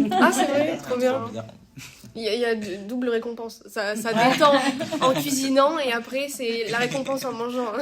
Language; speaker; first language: French; native; French